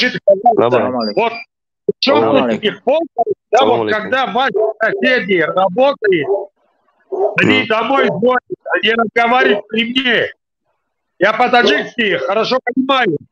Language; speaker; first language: Russian; non-native, local second language; Tajik